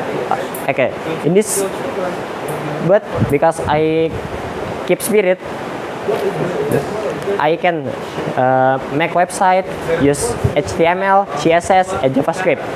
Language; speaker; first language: English; non-native, learner; Indonesian